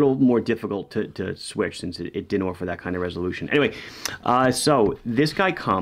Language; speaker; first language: English; native; English